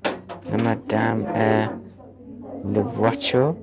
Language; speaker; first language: French; non-native, learner; English